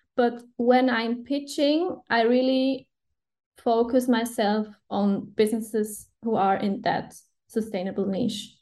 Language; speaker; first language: English; non-native, fluent; Swiss German